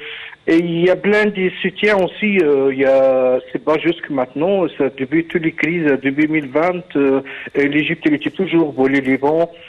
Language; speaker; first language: French; non-native, fluent; Arabic